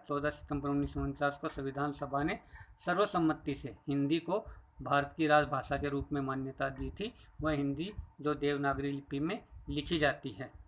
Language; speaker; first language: Hindi; native; Hindi